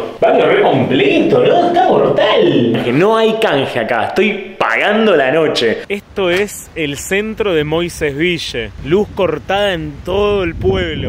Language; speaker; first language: Spanish; native; Spanish